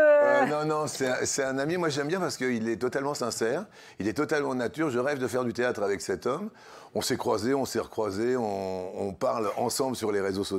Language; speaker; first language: French; native; French